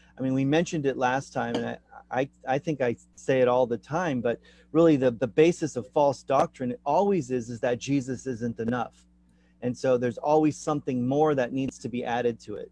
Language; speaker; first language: English; native; English